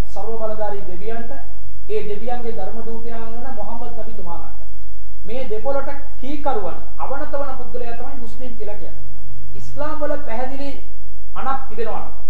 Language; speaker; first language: Sinhala; non-native, local second language; Tamil